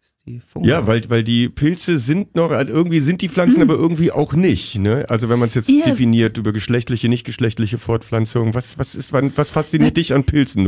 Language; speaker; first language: German; native; German